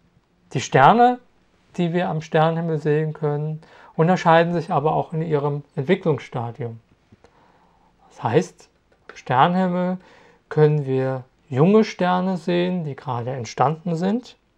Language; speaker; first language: German; native; German